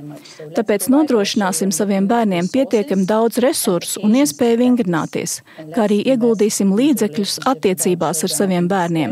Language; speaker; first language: Latvian; native; Latvian